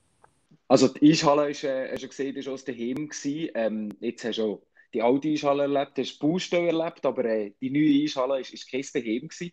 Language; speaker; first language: German; native; German